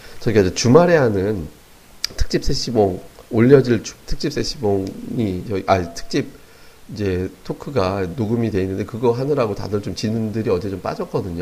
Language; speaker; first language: Korean; native; Korean